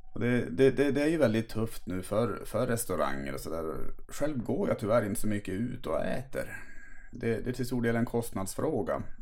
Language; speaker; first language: Swedish; native; Swedish